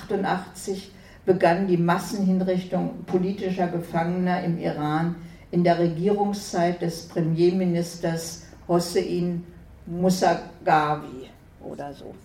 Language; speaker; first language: German; native; German